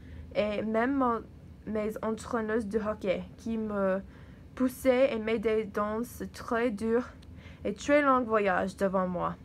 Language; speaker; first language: French; non-native, learner; English